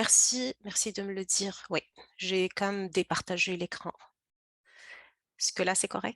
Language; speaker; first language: French; native; French